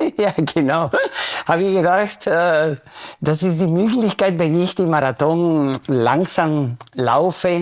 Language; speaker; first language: German; non-native, fluent; Spanish